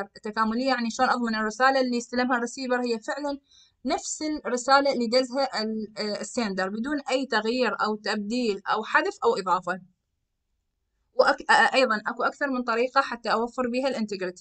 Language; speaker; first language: Arabic; native; Arabic